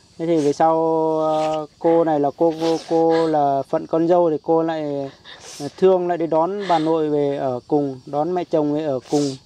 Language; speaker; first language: Vietnamese; non-native, local second language; Iu Mien